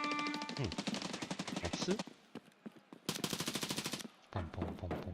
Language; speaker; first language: Japanese; non-native, learner; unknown